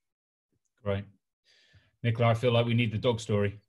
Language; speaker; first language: English; native; English